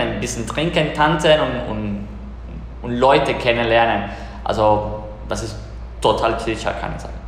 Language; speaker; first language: German; non-native, fluent; Spanish